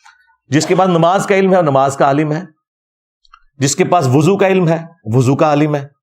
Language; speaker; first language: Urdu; non-native, local second language; Punjabi